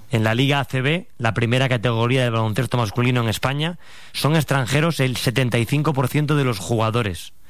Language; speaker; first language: Spanish; native; Spanish